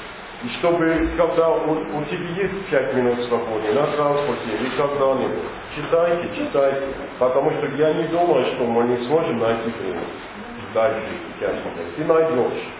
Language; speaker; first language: Russian; non-native, learner; English